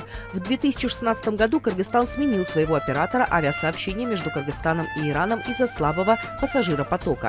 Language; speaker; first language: Russian; native; Russian